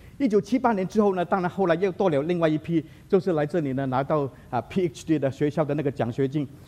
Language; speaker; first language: Chinese; native; Chinese